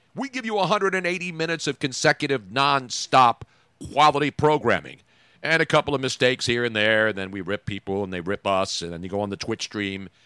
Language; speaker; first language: English; early bilingual, other home language; Italian